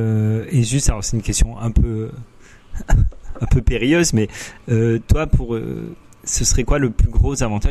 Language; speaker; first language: French; native; French